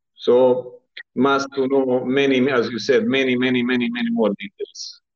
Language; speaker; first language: English; non-native, fluent; Bosnian